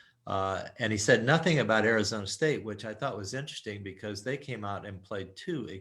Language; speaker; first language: English; native; English